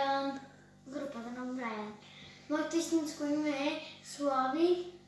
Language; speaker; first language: Bulgarian; early bilingual, heritage; Bulgarian